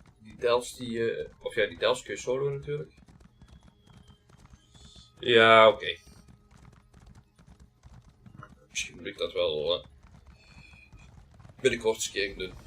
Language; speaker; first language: Dutch; native; Dutch